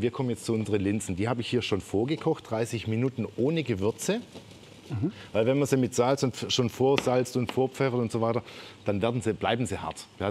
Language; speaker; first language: German; native; German